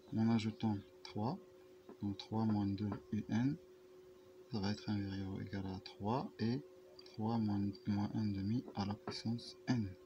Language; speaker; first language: French; non-native, local second language; Arabic